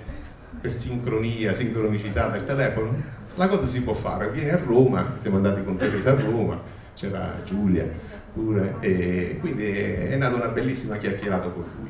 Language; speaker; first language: Italian; native; Italian